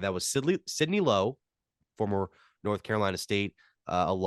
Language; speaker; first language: English; native; English